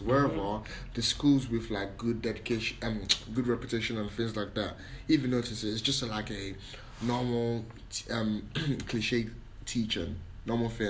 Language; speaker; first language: English; native; English